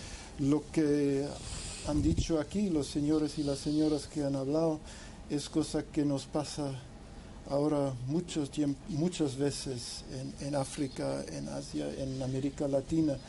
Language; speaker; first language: Spanish; non-native, fluent; English